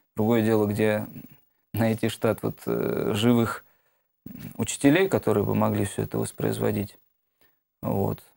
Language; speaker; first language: Russian; native; Russian